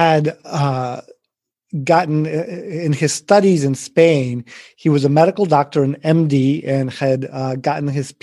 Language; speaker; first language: English; early bilingual, other home language; Spanish